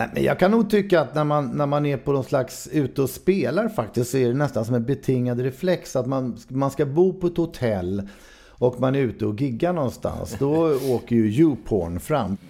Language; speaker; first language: Swedish; native; Swedish